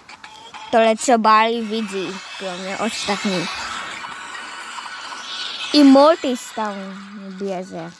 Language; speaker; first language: Czech; non-native, learner; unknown